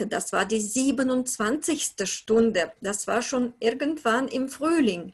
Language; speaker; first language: German; non-native, fluent; Russian